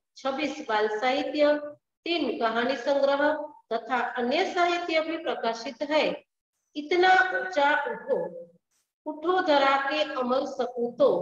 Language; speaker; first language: Hindi; non-native, local second language; Gujarati